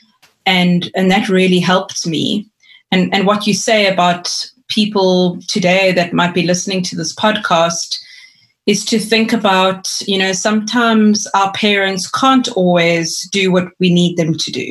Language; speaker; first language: English; native; English